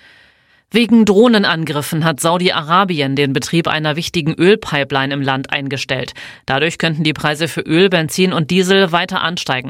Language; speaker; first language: German; native; German